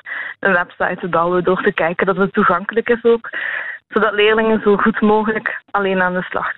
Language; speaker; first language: Dutch; native; Dutch